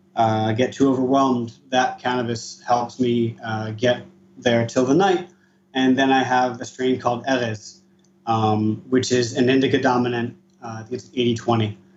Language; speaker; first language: English; native; English